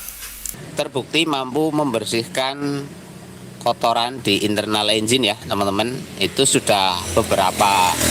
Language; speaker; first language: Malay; non-native, local second language; Javanese